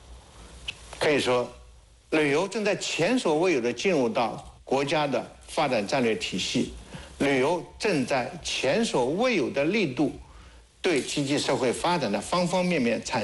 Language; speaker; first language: Chinese; native; Chinese